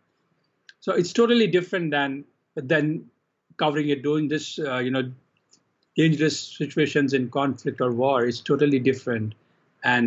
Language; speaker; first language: English; non-native, local second language; Kashmiri